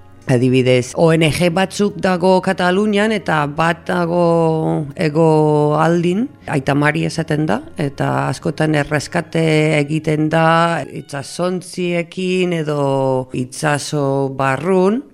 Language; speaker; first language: Basque; non-native, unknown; English